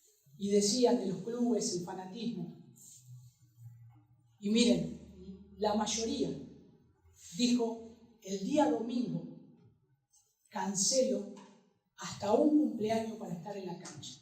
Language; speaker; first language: Spanish; native; Spanish